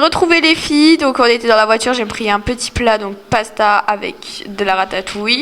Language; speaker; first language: French; native; French